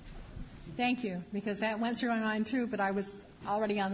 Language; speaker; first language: English; native; English